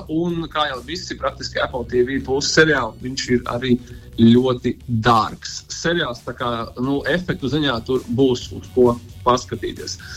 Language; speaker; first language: Latvian; non-native, local second language; Russian